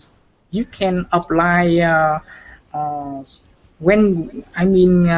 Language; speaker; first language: English; non-native, learner; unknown